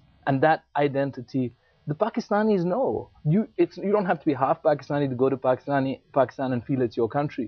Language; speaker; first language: English; non-native, local second language; Urdu